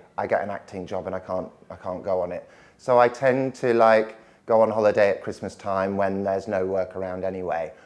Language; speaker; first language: English; native; English